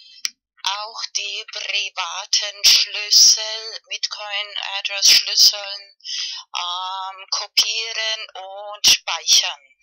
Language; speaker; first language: German; non-native, fluent; Spanish